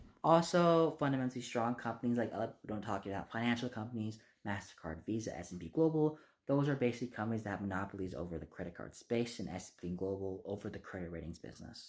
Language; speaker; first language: English; native; English